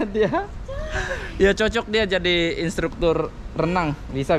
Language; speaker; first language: Indonesian; native; Indonesian